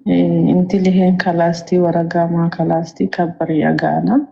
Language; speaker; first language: Arabic; non-native, learner; Amharic